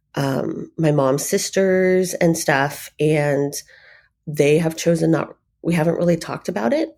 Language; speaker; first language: English; native; English